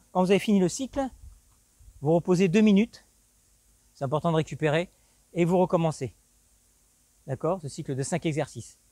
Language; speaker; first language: French; native; French